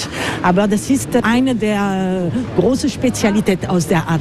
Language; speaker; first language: German; non-native, learner; French